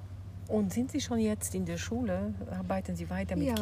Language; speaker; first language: German; native; German